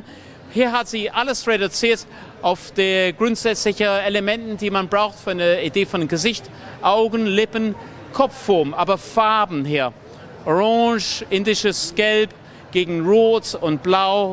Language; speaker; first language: German; non-native, fluent; English